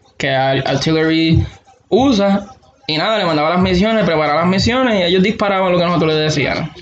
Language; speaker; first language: Spanish; native; Spanish